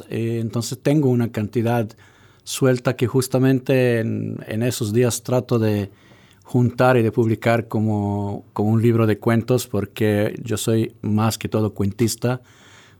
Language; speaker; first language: Spanish; non-native, fluent; Serbian